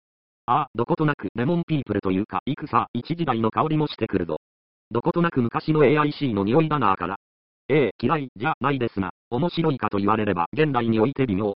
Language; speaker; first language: Japanese; native; Japanese